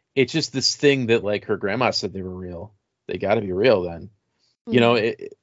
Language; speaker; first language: English; native; English